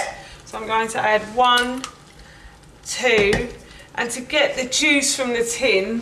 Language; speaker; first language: English; native; English